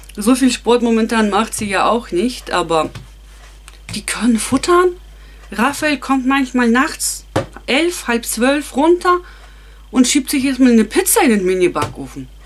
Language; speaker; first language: German; non-native, fluent; Russian